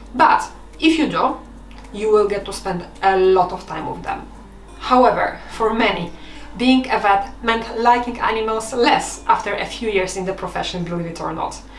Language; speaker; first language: English; non-native, fluent; Polish